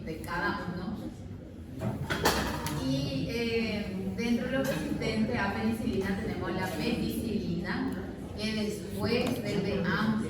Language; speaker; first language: Spanish; native; Spanish